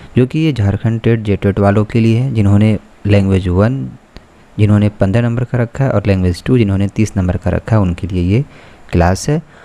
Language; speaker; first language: Hindi; native; Hindi